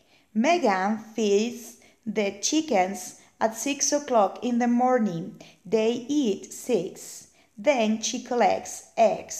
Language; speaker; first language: English; non-native, fluent; Spanish